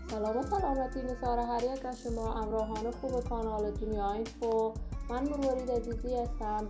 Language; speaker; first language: Persian; native; Persian